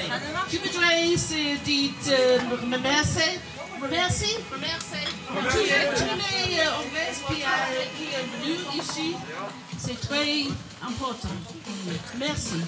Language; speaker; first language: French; non-native, learner; English